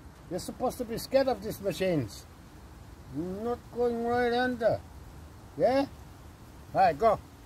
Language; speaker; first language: English; non-native, fluent; Portuguese